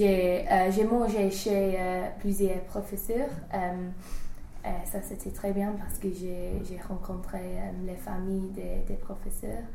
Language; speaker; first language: French; non-native, fluent; English